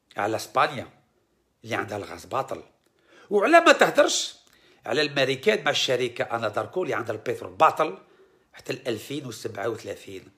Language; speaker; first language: Arabic; early bilingual, heritage; Arabic